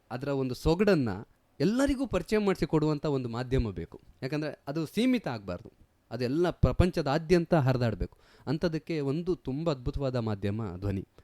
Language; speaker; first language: Kannada; native; Kannada